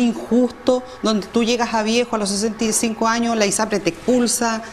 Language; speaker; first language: Spanish; native; Spanish